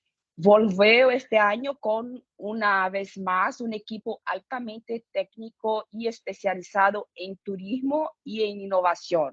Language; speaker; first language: Spanish; non-native, fluent; Portuguese